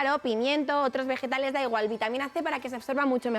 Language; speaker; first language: Spanish; native; Spanish